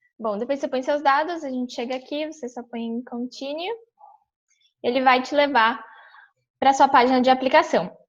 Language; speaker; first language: Portuguese; native; Portuguese